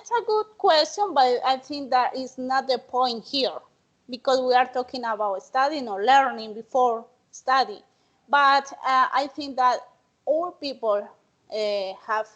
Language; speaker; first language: English; non-native, learner; Spanish